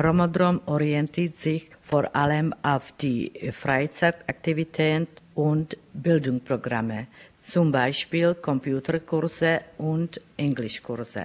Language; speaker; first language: German; non-native, fluent; Czech